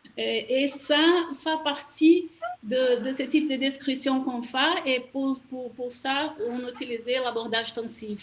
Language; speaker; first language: French; non-native, fluent; Portuguese